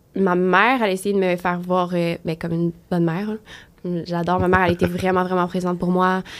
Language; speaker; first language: French; native; French